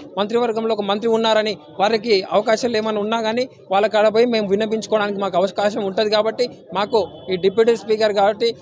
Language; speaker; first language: Telugu; non-native, local second language; Lambadi